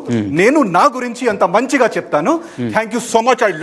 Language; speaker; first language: Telugu; non-native, fluent; Hindi